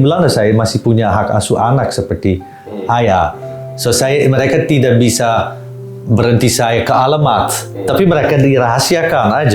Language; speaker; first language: Indonesian; non-native, fluent; Dutch